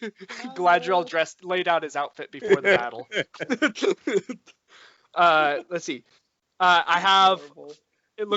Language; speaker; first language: English; native; English